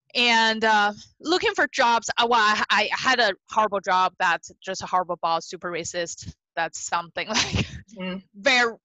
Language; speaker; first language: English; non-native, fluent; Chinese